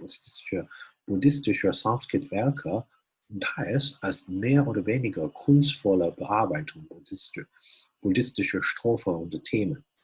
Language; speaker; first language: German; non-native, fluent; Chinese